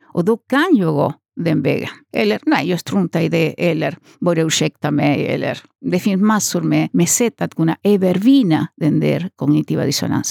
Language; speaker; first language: Swedish; non-native, fluent; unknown